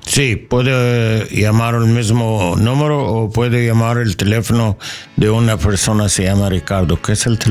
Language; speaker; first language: Spanish; non-native, learner; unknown